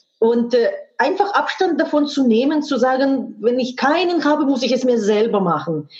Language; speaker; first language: German; non-native, fluent; Russian